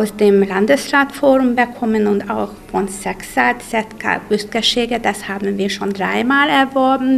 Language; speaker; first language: German; non-native, local second language; Hungarian